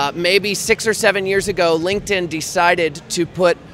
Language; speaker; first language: English; native; English